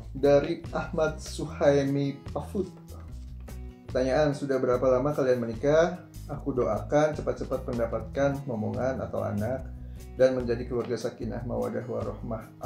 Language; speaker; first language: Indonesian; native; Indonesian